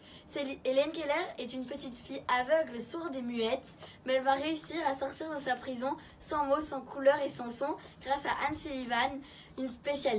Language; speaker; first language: French; native; French